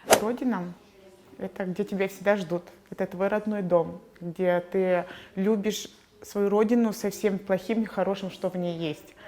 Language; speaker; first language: Russian; native; Russian